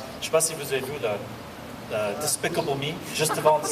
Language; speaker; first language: French; non-native, learner; English